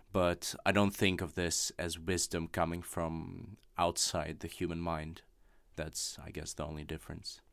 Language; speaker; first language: English; non-native, fluent; Russian